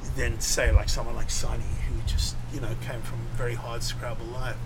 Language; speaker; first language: English; native; English